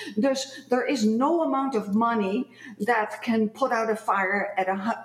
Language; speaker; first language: English; non-native, fluent; Dutch